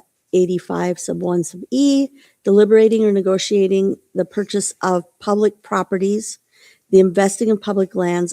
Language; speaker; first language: English; native; English